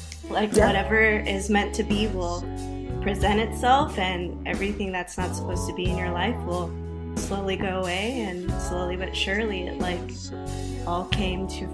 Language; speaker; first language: English; native; English